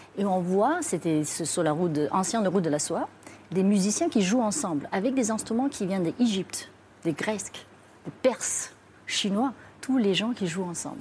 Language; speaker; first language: French; non-native, fluent; Chinese